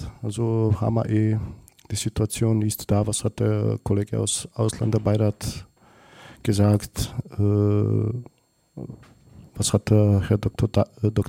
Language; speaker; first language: German; non-native, learner; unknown